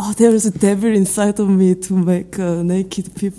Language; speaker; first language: English; non-native, fluent; Korean